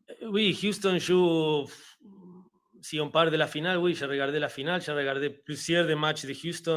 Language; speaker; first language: French; non-native, fluent; Spanish